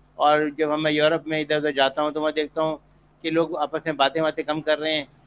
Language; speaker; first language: Urdu; native; Urdu